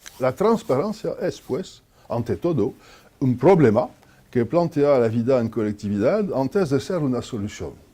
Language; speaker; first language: Spanish; non-native, fluent; French